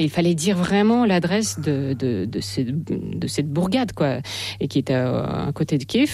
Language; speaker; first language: French; non-native, fluent; Russian